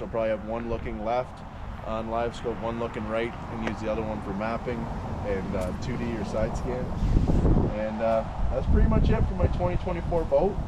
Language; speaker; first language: English; native; English